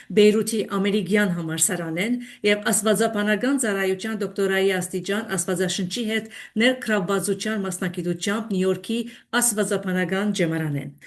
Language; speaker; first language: Armenian; early bilingual, heritage; Armenian